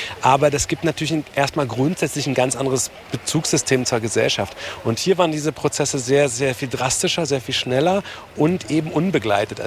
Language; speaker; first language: German; native; German